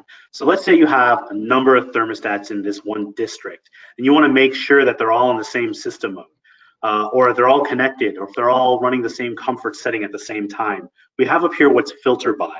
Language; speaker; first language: English; native; English